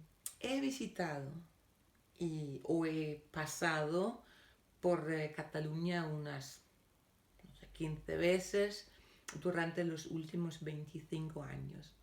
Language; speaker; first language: Spanish; non-native, fluent; Danish